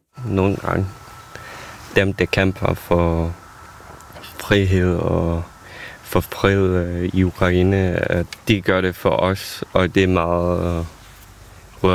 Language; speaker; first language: Danish; non-native, fluent; Ukrainian